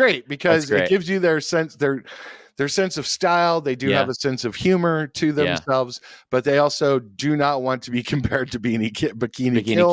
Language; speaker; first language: English; native; English